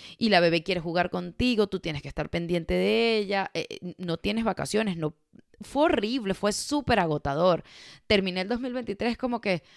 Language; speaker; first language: Spanish; native; Spanish